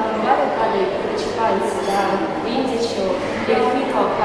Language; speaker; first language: Italian; non-native, learner; Russian